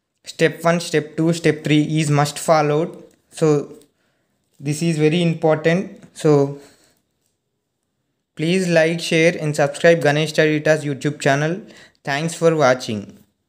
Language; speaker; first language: English; non-native, local second language; Telugu